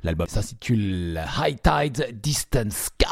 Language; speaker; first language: French; native; French